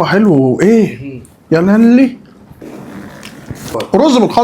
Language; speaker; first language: Arabic; native; Arabic